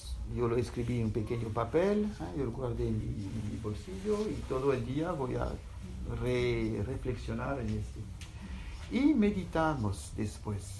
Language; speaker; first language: Spanish; non-native, fluent; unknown